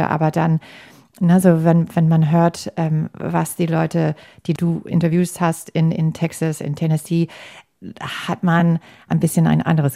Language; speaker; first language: German; non-native, fluent; English